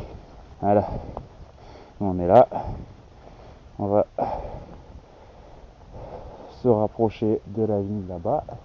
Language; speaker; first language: French; native; French